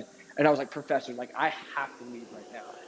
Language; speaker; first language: English; native; English